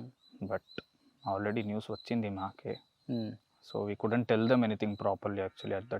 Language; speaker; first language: Telugu; non-native, learner; Kannada